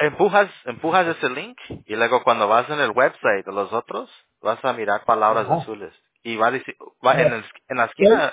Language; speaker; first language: Spanish; early bilingual, heritage; Spanish